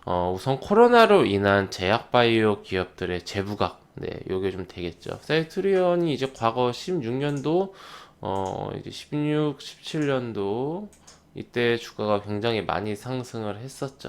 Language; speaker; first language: Korean; native; Korean